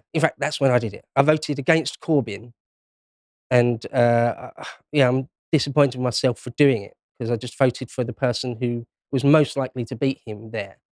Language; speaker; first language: English; native; English